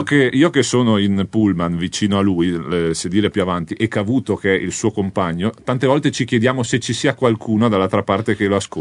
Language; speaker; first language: Italian; native; Italian